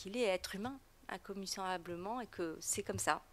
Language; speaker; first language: French; native; French